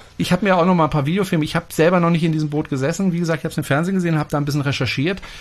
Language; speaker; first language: German; non-native, fluent; French